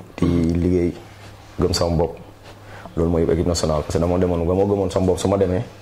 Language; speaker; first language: Wolof; non-native, local second language; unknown